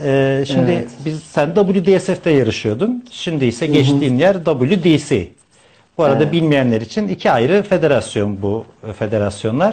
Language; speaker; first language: Turkish; native; Turkish